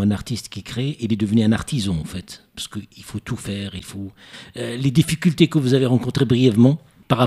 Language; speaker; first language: French; non-native, local second language; Arabic